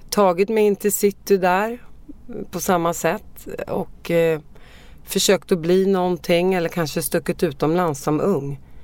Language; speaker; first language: Swedish; early bilingual, other home language; Arabic